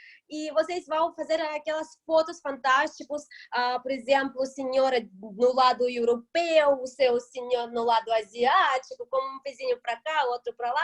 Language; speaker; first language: Portuguese; non-native, fluent; Russian